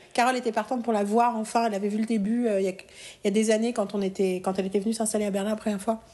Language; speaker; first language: French; native; French